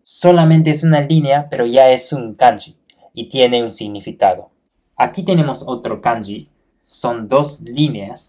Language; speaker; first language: Spanish; non-native, fluent; Japanese